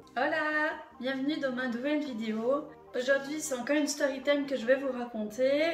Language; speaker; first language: French; native; French